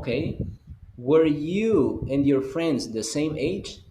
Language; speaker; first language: English; non-native, fluent; Spanish